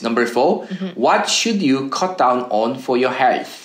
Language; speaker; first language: English; non-native, fluent; Korean